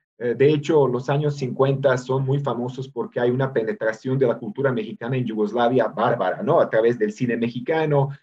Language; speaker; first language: Spanish; non-native, fluent; Serbian